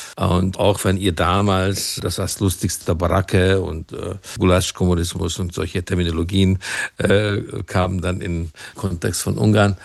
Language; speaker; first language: German; non-native, fluent; Hungarian